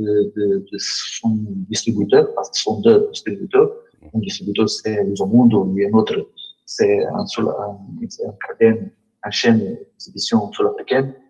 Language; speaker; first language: French; non-native, learner; Portuguese